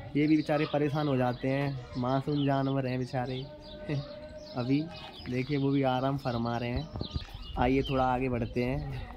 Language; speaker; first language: Hindi; native; Hindi